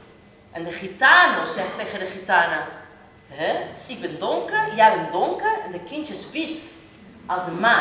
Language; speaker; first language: Dutch; non-native, fluent; Spanish